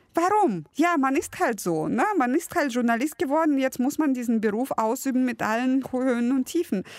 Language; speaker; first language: German; early bilingual, other home language; Russian